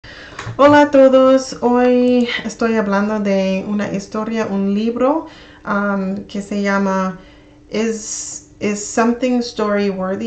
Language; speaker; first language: Spanish; non-native, learner; English